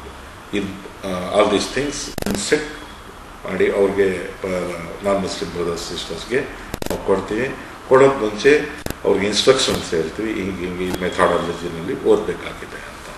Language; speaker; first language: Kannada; non-native, local second language; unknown